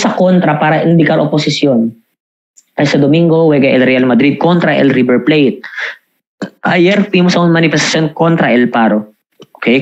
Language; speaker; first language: Spanish; non-native, fluent; Filipino